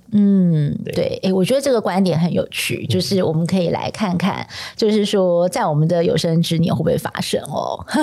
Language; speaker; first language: Chinese; native; Chinese